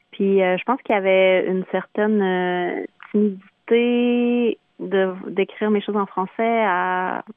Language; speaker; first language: French; native; French